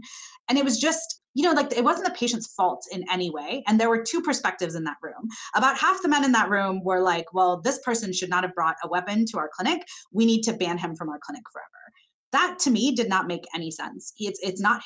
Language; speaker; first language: English; non-native, local second language; Malayalam